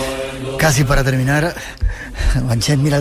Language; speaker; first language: Spanish; native; Spanish